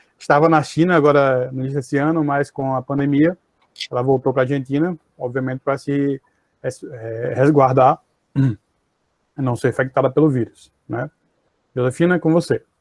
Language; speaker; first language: Portuguese; native; Portuguese